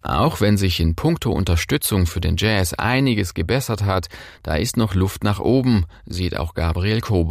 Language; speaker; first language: German; native; German